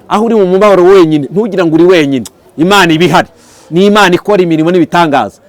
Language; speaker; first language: Kinyarwanda; early bilingual, heritage; Kinyarwanda